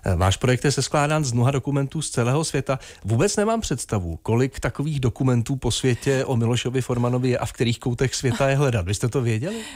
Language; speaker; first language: Czech; native; Czech